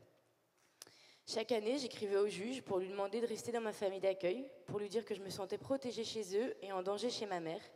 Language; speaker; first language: French; native; French